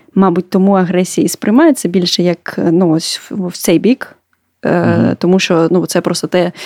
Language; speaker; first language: Ukrainian; non-native, local second language; Russian